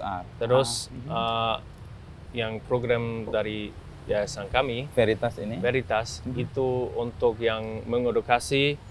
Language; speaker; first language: Indonesian; non-native, fluent; German